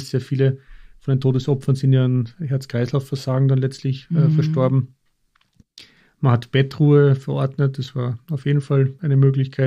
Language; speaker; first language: German; native; German